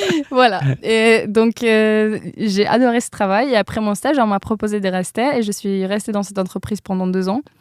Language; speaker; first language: French; non-native, fluent; Polish